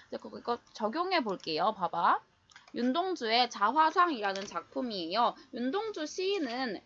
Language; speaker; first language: Korean; native; Korean